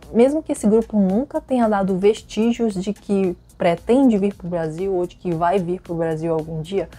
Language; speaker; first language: Portuguese; native; Portuguese